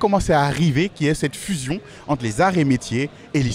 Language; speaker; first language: French; native; French